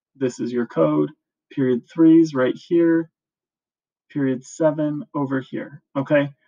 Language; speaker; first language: English; native; English